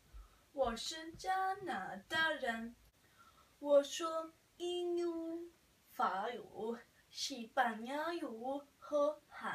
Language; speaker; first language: Chinese; non-native, learner; Norwegian